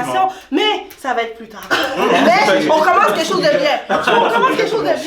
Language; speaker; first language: French; native; French